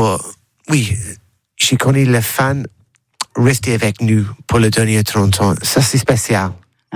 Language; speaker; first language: French; non-native, learner; English